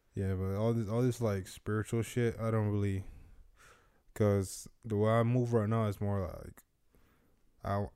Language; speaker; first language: English; non-native, local second language; Yoruba